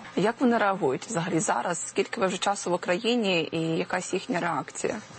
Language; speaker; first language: Ukrainian; native; Ukrainian